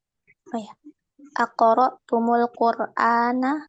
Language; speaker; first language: Arabic; non-native, learner; Indonesian